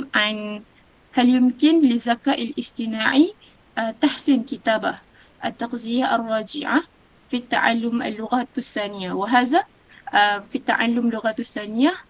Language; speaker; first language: Arabic; non-native, learner; Malay